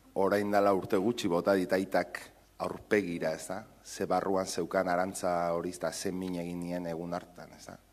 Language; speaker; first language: Basque; non-native, local second language; Spanish